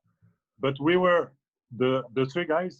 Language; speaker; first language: English; non-native, fluent; French